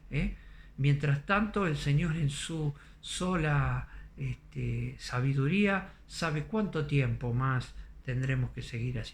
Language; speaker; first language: Spanish; native; Spanish